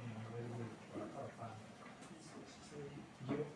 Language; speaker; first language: English; non-native, learner; Spanish